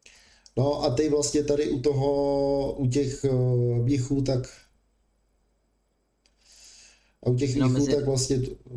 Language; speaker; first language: Czech; native; Czech